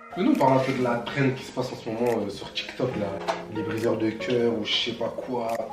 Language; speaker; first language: French; early bilingual, other home language; Bambara